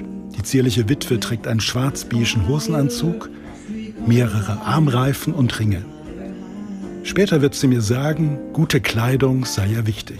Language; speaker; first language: German; native; German